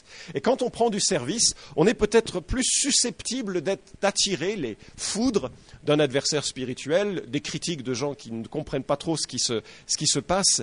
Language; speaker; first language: French; native; French